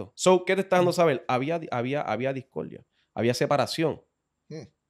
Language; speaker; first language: Spanish; native; Spanish